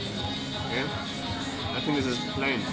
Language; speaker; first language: English; non-native, fluent; German